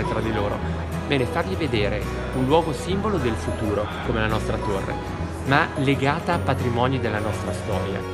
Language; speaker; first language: Italian; native; Italian